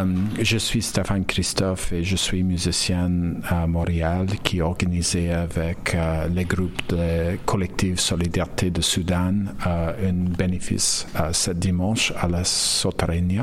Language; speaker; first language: French; non-native, learner; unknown